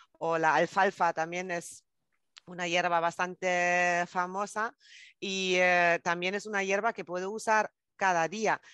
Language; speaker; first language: Spanish; non-native, fluent; German